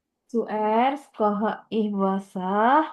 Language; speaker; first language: German; non-native, learner; Indonesian